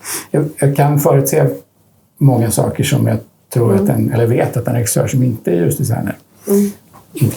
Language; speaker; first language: Swedish; native; Swedish